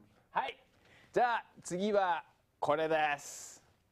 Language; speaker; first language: Japanese; non-native, fluent; English